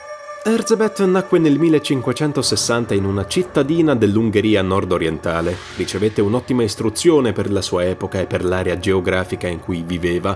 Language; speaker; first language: Italian; native; Italian